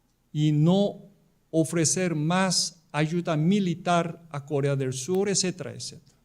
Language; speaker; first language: Spanish; non-native, fluent; Korean